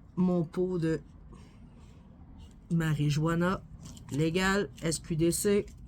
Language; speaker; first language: French; native; French